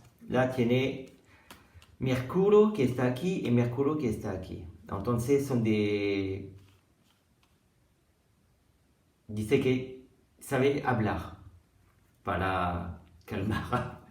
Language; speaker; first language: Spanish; non-native, learner; French